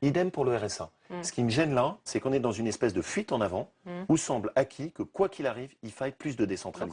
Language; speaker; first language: French; native; French